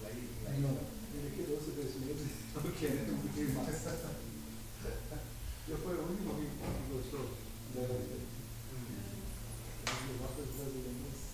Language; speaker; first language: Spanish; non-native, learner; Portuguese